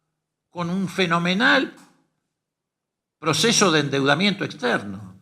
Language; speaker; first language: Spanish; native; Spanish